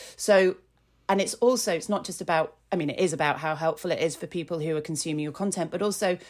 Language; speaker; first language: English; native; English